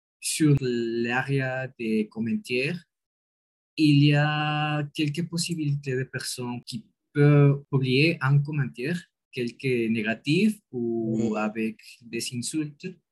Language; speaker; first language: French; non-native, learner; Spanish